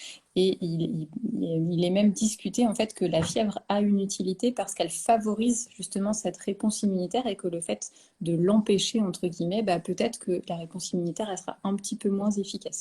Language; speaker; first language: French; native; French